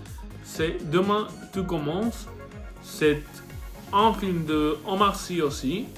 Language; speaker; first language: French; non-native, learner; Spanish